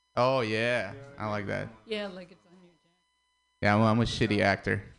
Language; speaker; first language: English; early bilingual, other home language; Russian